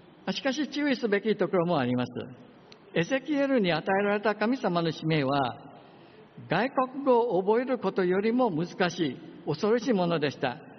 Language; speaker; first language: Japanese; non-native, fluent; English